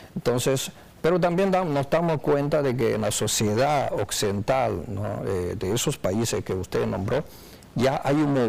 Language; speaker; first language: Spanish; non-native, fluent; Chinese